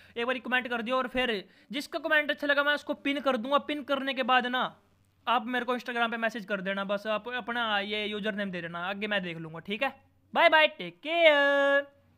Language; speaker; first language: Hindi; native; Hindi